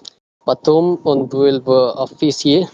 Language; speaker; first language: Russian; non-native, learner; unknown